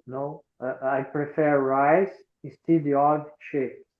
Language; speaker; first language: English; non-native, learner; Portuguese